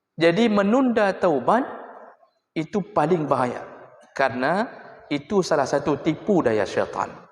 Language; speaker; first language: Malay; native; Malay